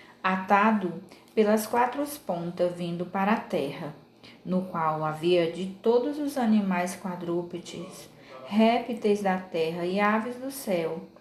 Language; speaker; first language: Portuguese; native; Portuguese